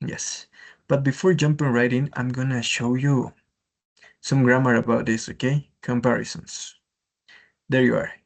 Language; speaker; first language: English; non-native, fluent; Spanish